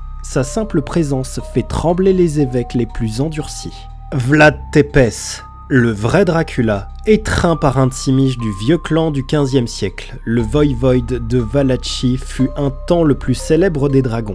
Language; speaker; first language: French; native; French